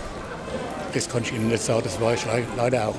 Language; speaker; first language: German; non-native, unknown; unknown